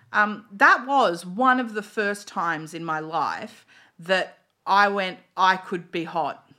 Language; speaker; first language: English; native; English